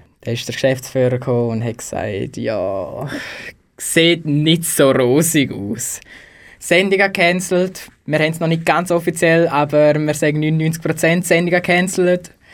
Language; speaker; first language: German; native; German